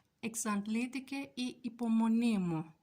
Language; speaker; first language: Greek; non-native, fluent; Turkish